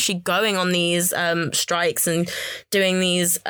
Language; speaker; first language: English; native; English